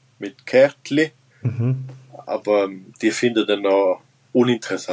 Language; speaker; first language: German; non-native, local second language; Romansh